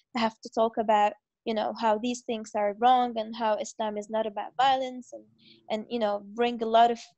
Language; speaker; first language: English; non-native, fluent; Arabic